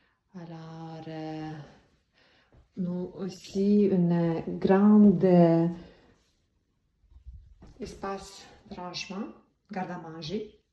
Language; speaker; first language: French; non-native, fluent; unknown